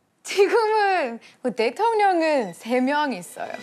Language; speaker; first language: Korean; non-native, fluent; Bosnian